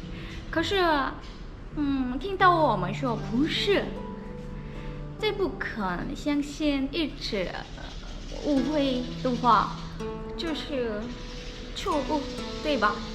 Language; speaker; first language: Chinese; non-native, learner; Korean